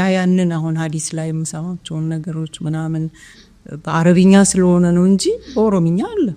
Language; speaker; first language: Amharic; non-native, local second language; Oromo